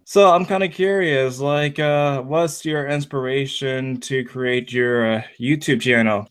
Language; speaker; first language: English; native; English